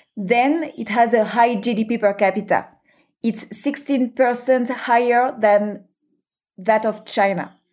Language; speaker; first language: English; non-native, fluent; French